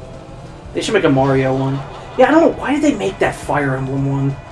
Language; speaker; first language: English; native; English